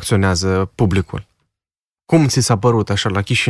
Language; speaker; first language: Romanian; native; Romanian